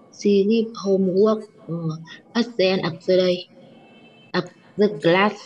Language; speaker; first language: English; non-native, learner; Vietnamese